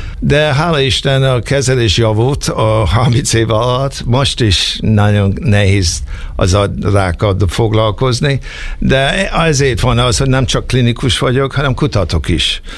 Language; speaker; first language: Hungarian; early bilingual, heritage; Hungarian